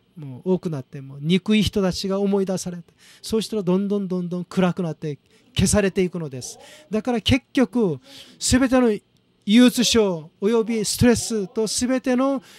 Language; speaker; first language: Japanese; non-native, fluent; Korean